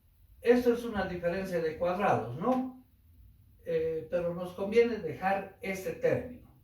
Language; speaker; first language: Spanish; native; Spanish